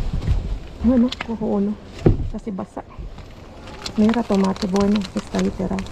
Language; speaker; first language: Spanish; non-native, learner; Filipino